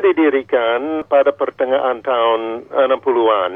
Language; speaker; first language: Indonesian; non-native, fluent; English